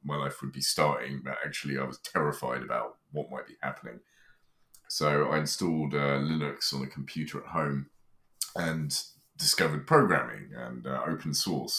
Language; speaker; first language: English; native; English